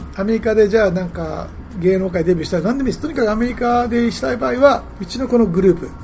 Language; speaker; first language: Japanese; native; Japanese